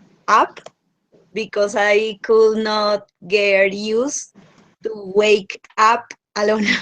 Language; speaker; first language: English; non-native, learner; Spanish